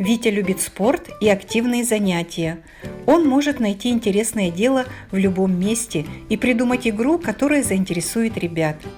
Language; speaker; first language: Russian; native; Russian